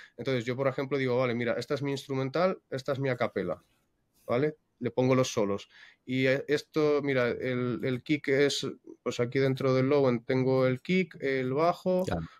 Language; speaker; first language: Spanish; non-native, fluent; Russian